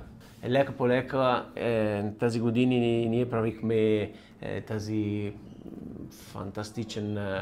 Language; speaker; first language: Bulgarian; non-native, learner; Italian